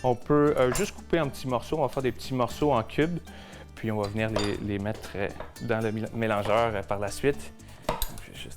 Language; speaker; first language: French; native; French